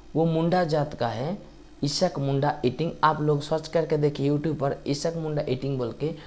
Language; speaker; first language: Hindi; non-native, local second language; Odia